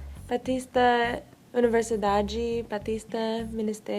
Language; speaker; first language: Portuguese; non-native, learner; English